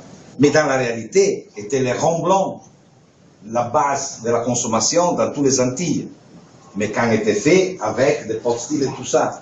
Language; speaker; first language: French; non-native, fluent; Italian